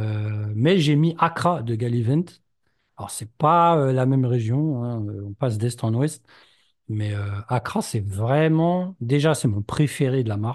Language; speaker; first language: French; native; French